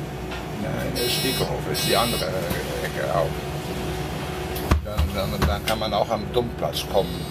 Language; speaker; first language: German; non-native, learner; Dutch